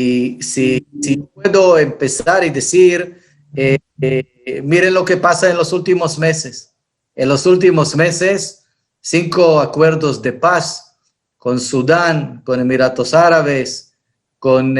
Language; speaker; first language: Spanish; non-native, fluent; Hebrew